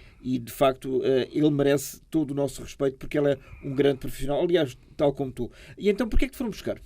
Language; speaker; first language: Portuguese; native; Portuguese